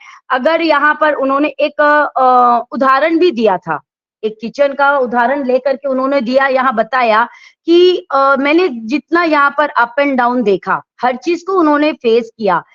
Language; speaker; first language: Hindi; native; Hindi